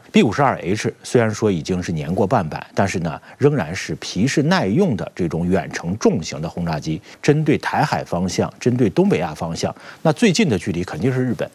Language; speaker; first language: Chinese; native; Chinese